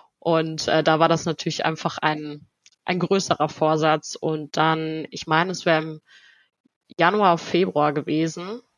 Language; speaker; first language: German; native; German